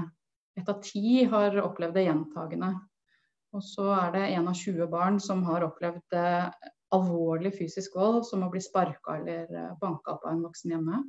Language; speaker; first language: Norwegian; native; Norwegian